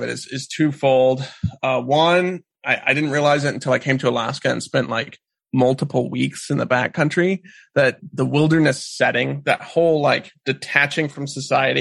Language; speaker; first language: English; native; English